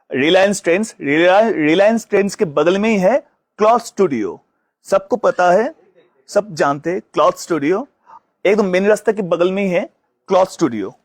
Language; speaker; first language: Hindi; non-native, local second language; Bangla